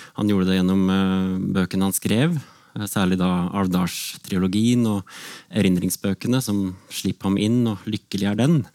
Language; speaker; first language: Norwegian; native; Norwegian